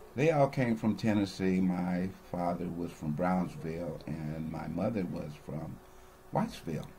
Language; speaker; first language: English; native; English